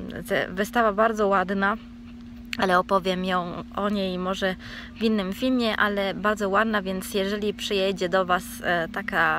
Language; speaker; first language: Polish; non-native, fluent; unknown